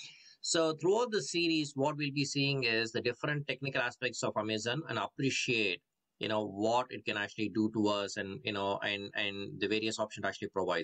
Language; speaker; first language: English; non-native, local second language; Tamil